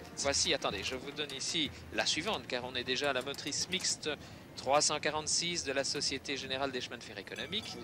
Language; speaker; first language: French; native; French